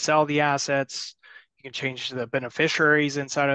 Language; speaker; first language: English; native; English